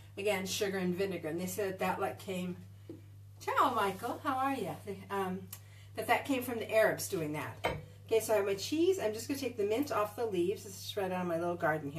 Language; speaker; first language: English; native; English